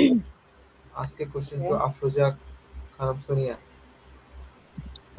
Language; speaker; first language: English; non-native, learner; Bangla